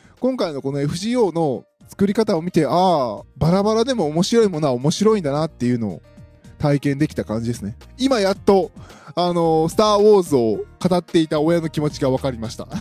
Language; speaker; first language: Japanese; native; Japanese